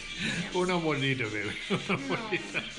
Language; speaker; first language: Spanish; non-native, learner; English